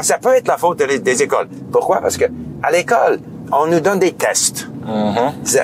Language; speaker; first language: French; non-native, fluent; English